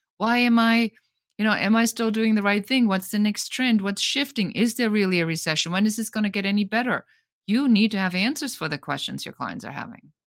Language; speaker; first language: English; non-native, fluent; German